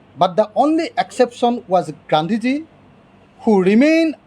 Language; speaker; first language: English; non-native, local second language; Assamese